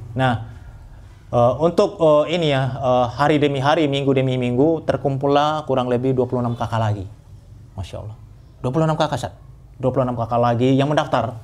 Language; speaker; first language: Indonesian; non-native, local second language; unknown